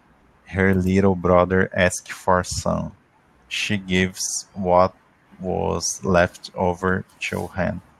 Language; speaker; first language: English; non-native, learner; Portuguese